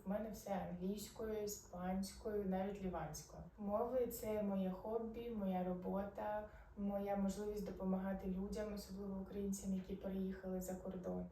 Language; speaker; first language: Ukrainian; non-native, local second language; Arabic